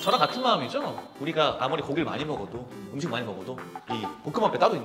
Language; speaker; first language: Korean; native; Korean